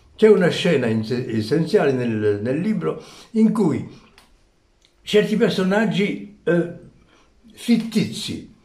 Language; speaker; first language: Italian; early bilingual, heritage; Italian